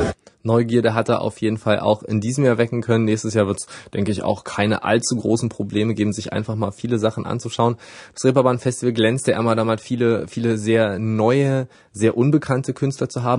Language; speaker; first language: German; native; German